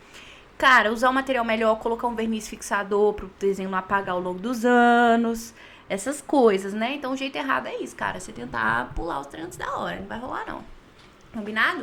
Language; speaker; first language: Portuguese; native; Portuguese